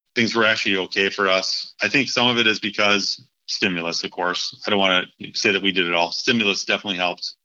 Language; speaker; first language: English; native; English